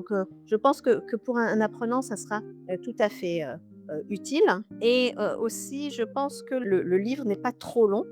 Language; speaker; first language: French; native; French